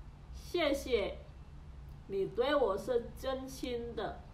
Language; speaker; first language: Chinese; non-native, fluent; Indonesian